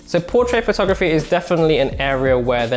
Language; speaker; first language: English; native; English